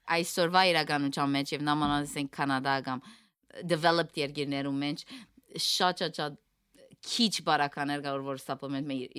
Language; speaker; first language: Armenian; early bilingual, heritage; Armenian